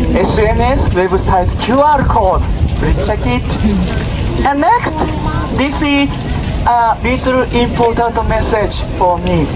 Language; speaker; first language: English; non-native, learner; Japanese